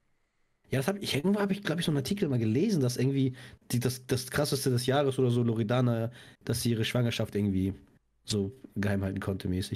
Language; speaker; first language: German; native; German